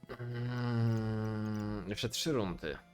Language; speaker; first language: Polish; native; Polish